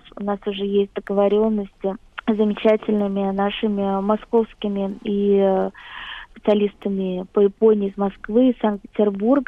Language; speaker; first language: Russian; native; Russian